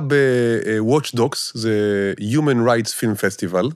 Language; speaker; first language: English; non-native, fluent; Hebrew